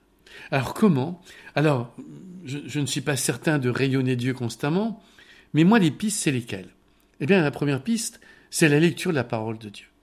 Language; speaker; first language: French; native; French